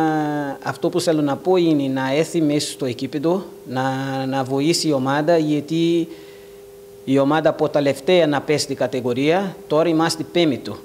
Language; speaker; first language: Greek; non-native, learner; Portuguese